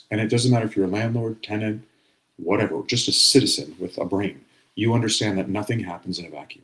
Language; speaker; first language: English; native; English